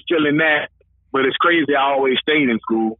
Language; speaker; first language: English; native; English